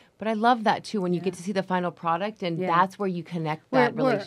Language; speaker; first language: English; native; English